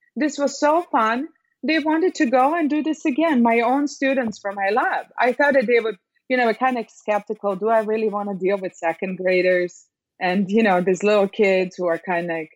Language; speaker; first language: English; non-native, fluent; Serbian